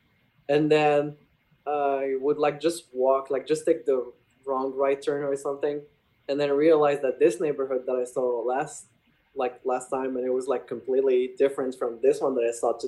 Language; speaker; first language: English; non-native, fluent; Arabic